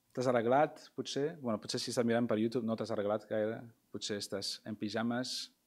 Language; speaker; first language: Catalan; non-native, fluent; English